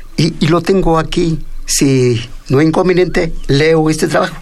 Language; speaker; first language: Spanish; non-native, local second language; Mixtepec Mixtec